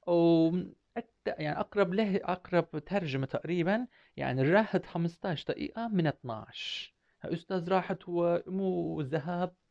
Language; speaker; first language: Arabic; non-native, fluent; Turkish